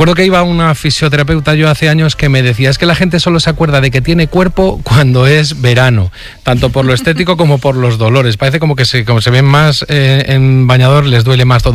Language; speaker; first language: Spanish; native; Spanish